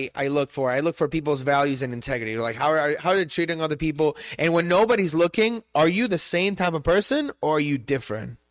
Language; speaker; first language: English; non-native, fluent; Spanish